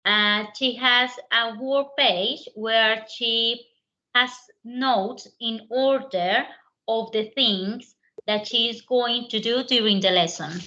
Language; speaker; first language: English; non-native, learner; Spanish